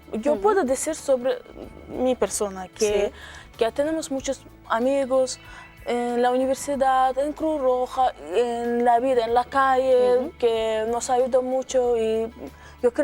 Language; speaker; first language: Spanish; non-native, learner; Azerbaijani